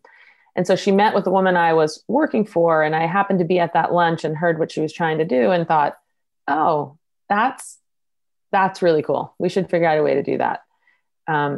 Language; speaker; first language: English; native; English